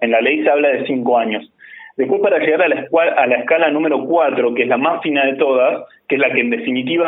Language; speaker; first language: Spanish; native; Spanish